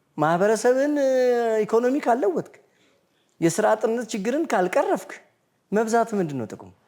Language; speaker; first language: Amharic; native; Amharic